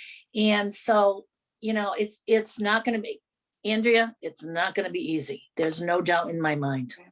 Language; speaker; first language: English; native; English